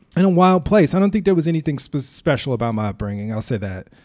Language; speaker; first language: English; native; English